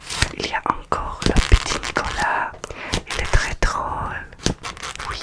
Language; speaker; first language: French; non-native, learner; Russian